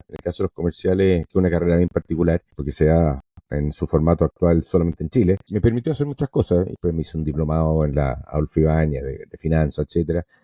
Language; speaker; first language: Spanish; non-native, local second language; English